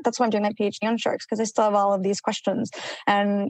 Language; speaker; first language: English; early bilingual, other home language; Spanish